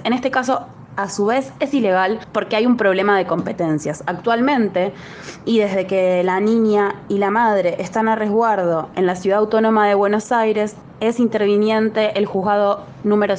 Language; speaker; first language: Spanish; native; Spanish